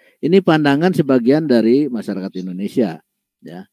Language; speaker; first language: Indonesian; native; Indonesian